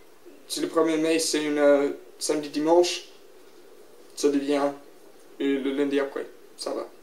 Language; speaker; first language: French; non-native, learner; English